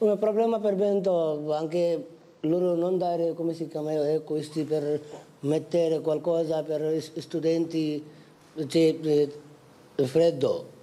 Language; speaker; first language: Italian; non-native, learner; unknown